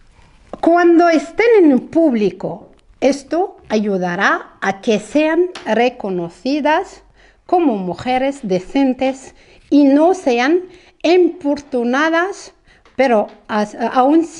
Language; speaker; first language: Spanish; non-native, fluent; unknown